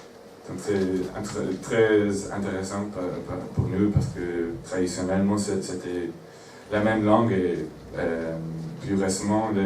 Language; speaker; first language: French; non-native, fluent; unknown